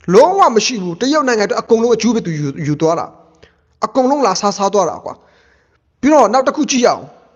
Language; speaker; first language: Burmese; native; Burmese